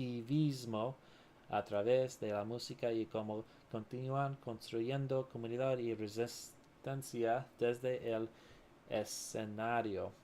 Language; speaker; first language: Spanish; non-native, learner; English